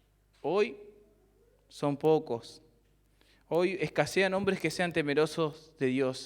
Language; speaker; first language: Spanish; native; Spanish